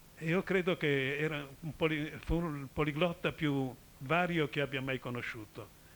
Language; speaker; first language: Italian; native; Italian